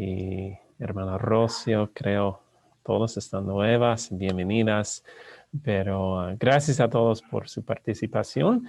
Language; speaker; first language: Spanish; non-native, learner; English